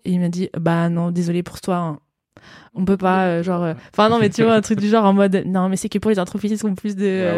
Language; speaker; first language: French; native; French